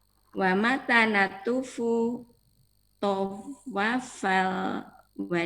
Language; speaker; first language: Arabic; non-native, learner; Indonesian